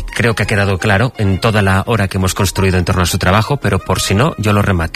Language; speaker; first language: Spanish; native; Spanish